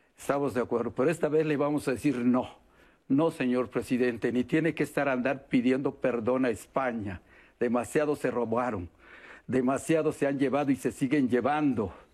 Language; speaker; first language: Spanish; non-native, local second language; Yucateco